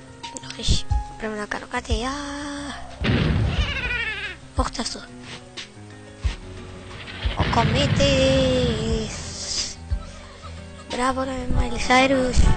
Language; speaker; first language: Greek; native; Greek